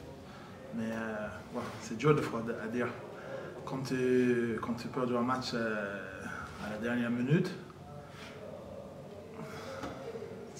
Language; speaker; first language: French; non-native, fluent; English